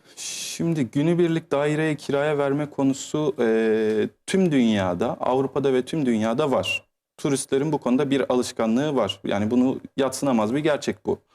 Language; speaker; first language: Turkish; native; Turkish